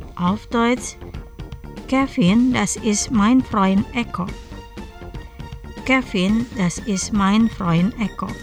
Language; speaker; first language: German; non-native, fluent; Indonesian